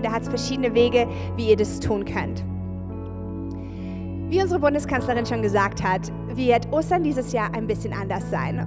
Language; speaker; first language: German; native; German